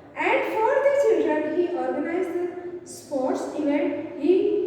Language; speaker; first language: English; non-native, local second language; Hindi